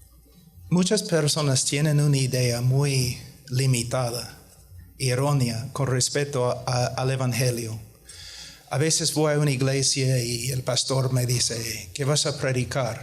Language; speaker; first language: Spanish; non-native, fluent; English